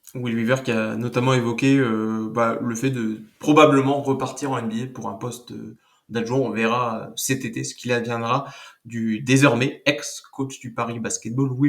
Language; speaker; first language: French; native; French